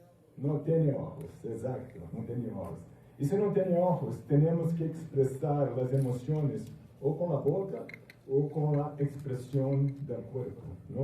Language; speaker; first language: Spanish; non-native, fluent; Portuguese